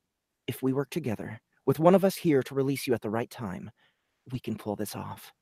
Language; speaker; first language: English; native; English